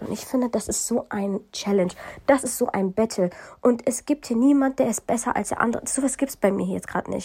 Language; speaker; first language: German; early bilingual, other home language; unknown